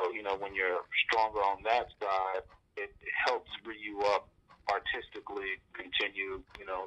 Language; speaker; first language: English; native; English